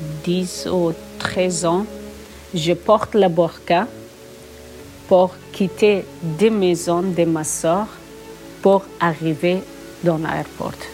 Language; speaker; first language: French; non-native, learner; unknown